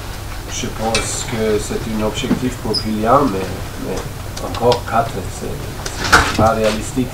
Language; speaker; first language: French; non-native, fluent; German